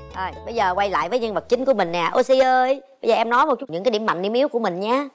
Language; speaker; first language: Vietnamese; native; Vietnamese